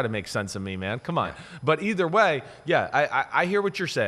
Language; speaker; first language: English; native; English